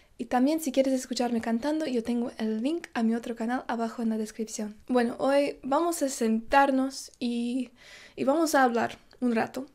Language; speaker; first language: Spanish; non-native, fluent; Russian